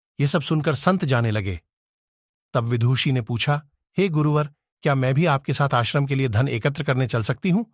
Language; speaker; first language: Hindi; native; Hindi